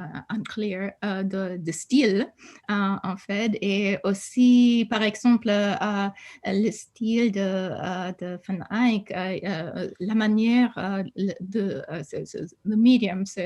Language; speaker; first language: French; non-native, fluent; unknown